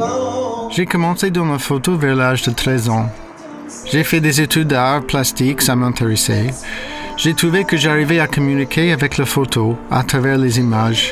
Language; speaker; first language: French; non-native, fluent; English